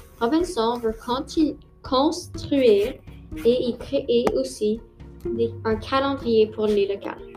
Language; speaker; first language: French; non-native, local second language; English